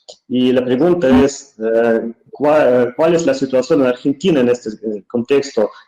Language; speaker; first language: Spanish; non-native, fluent; Russian